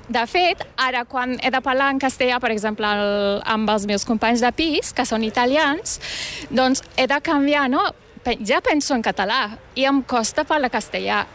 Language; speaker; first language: Catalan; non-native, fluent; Turkish